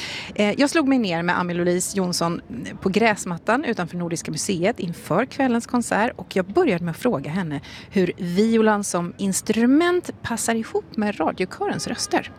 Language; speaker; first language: Swedish; native; Swedish